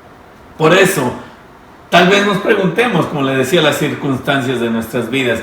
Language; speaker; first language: Spanish; native; Spanish